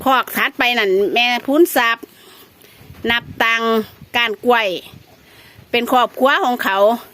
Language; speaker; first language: Thai; native; Thai